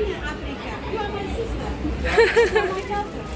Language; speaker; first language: English; non-native, learner; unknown